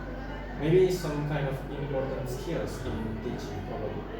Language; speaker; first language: English; non-native, learner; Indonesian